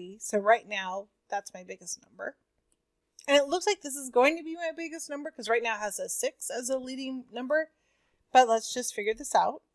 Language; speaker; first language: English; native; English